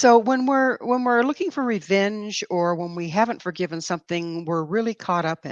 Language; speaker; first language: English; native; English